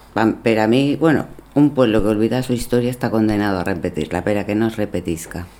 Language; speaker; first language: Spanish; non-native, local second language; Catalan